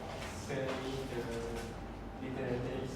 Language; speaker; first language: French; non-native, learner; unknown